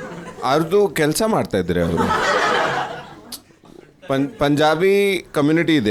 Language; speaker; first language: Kannada; non-native, learner; Punjabi